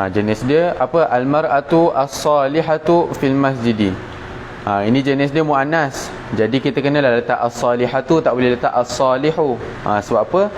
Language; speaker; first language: Malay; native; Malay